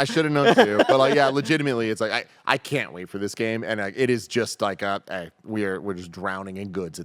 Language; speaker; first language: English; native; English